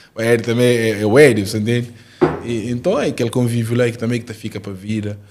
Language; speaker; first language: Portuguese; non-native, local second language; Kabuverdianu